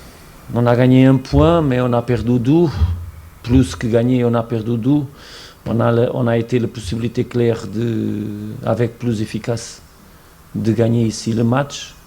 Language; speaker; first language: French; non-native, fluent; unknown